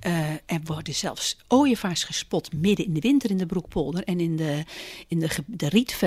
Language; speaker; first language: Dutch; native; Dutch